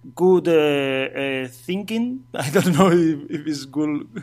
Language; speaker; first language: English; non-native, learner; Spanish